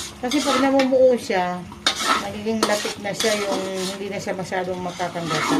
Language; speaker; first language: Filipino; non-native, local second language; Waray